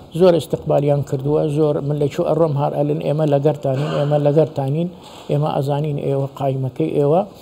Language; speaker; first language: Central Kurdish; non-native, local second language; Turkish